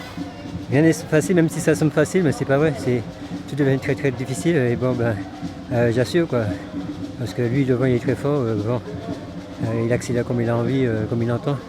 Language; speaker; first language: French; native; French